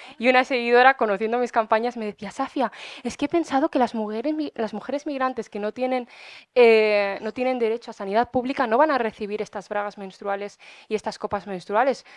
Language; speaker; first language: Spanish; early bilingual, other home language; Arabic